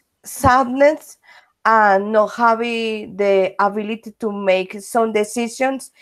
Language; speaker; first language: English; non-native, learner; Spanish